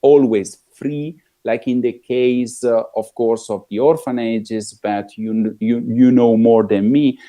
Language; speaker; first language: English; non-native, fluent; Italian